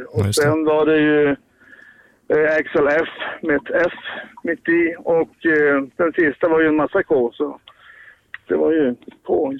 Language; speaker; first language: Swedish; native; Swedish